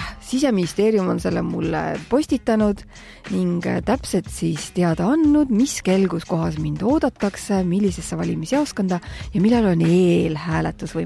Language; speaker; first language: Estonian; native; Estonian